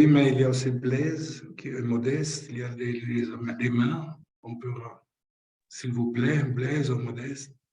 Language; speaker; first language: French; non-native, fluent; Spanish